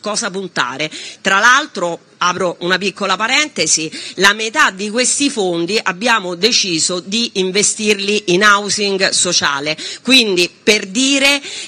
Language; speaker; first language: Italian; native; Italian